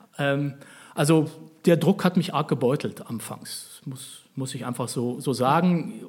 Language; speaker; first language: German; native; German